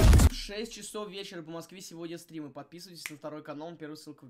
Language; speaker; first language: Russian; native; Russian